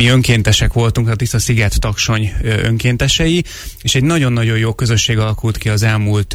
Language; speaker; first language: Hungarian; native; Hungarian